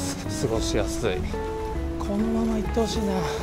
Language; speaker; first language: Japanese; native; Japanese